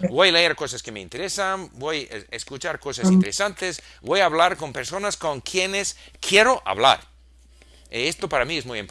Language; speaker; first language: Spanish; non-native, fluent; English